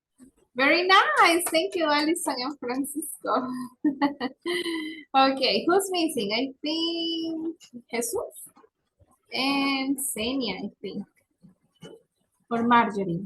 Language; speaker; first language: English; non-native, fluent; Spanish